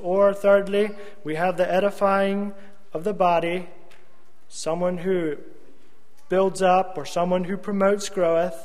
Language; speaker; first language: English; native; English